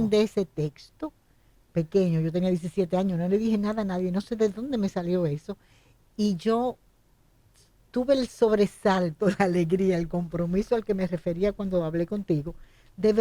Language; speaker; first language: Spanish; native; Spanish